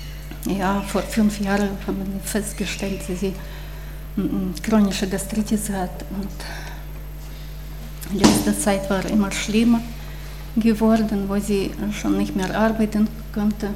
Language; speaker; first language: German; non-native, learner; Russian